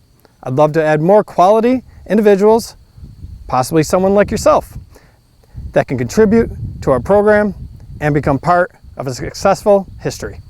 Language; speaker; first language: English; native; English